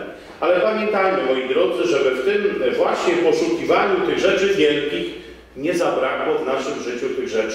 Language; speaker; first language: Polish; native; Polish